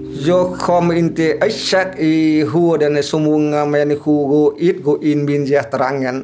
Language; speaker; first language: Swedish; non-native, learner; Vietnamese